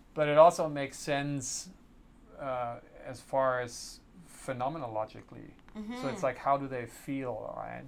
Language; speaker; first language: English; non-native, fluent; German